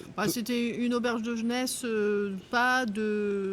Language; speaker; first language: French; native; French